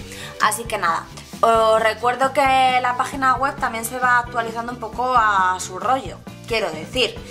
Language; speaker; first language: Spanish; native; Spanish